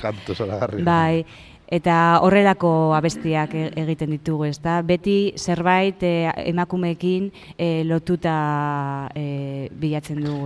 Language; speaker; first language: Basque; non-native, local second language; Spanish